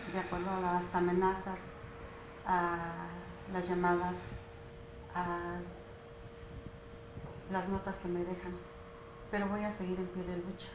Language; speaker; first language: Spanish; native; Spanish